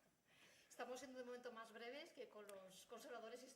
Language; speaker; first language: Spanish; native; Spanish